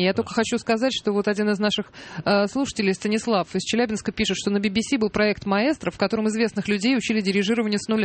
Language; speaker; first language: Russian; native; Russian